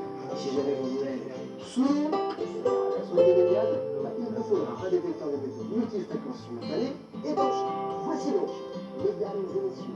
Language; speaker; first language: French; native; French